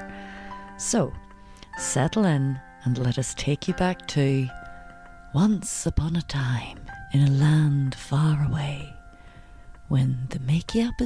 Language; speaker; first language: English; native; English